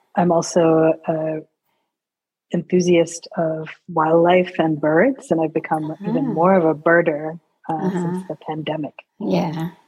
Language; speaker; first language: English; early bilingual, other home language; Sinhala